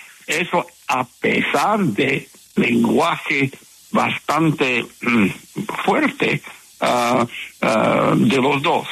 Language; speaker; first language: Spanish; non-native, fluent; English